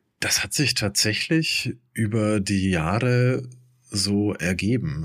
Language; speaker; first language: German; native; German